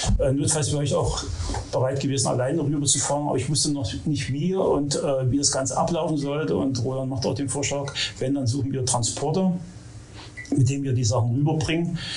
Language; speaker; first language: German; native; German